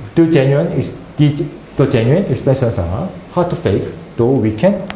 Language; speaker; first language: English; non-native, fluent; Korean